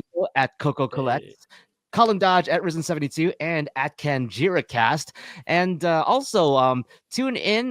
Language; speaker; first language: English; native; English